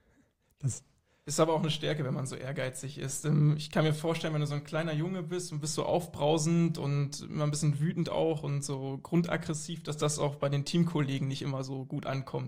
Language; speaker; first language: German; native; German